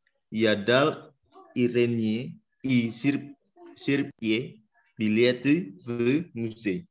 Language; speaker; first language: Russian; non-native, learner; Indonesian